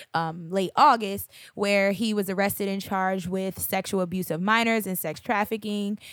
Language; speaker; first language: English; native; English